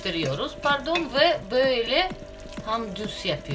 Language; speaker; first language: Turkish; non-native, learner; Russian